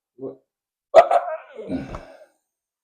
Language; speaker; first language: French; non-native, learner; Dutch